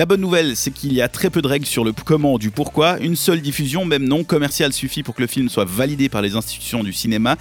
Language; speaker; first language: French; native; French